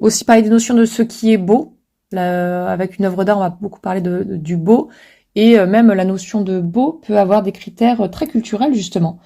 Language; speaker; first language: French; native; French